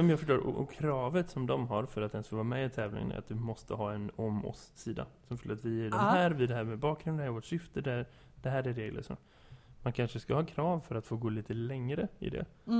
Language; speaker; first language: Swedish; native; Swedish